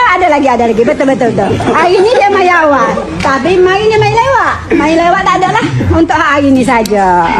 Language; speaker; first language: Malay; native; Malay